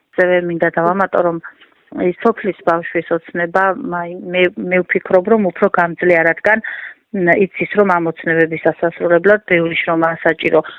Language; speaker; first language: Georgian; native; Georgian